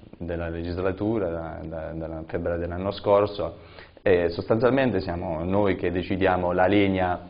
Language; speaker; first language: Italian; native; Italian